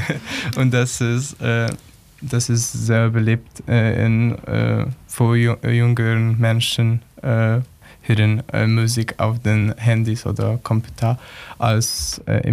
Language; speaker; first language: German; non-native, learner; Polish